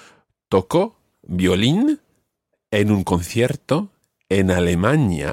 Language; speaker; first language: Spanish; non-native, fluent; English